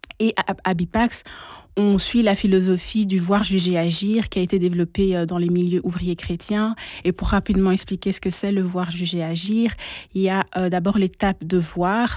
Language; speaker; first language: French; native; French